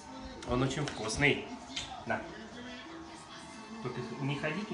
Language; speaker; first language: Russian; native; Russian